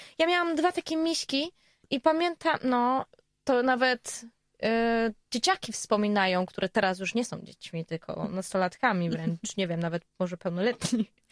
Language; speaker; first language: Polish; native; Polish